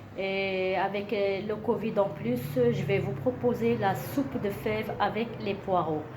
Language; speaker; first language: French; non-native, local second language; Arabic